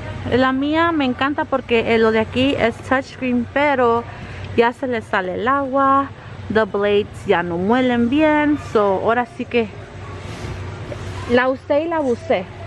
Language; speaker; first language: Spanish; early bilingual, heritage; Spanish